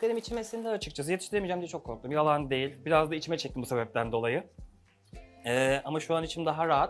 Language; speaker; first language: Turkish; native; Turkish